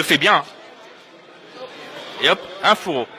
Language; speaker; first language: French; native; French